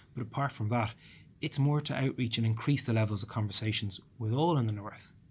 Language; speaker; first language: English; native; English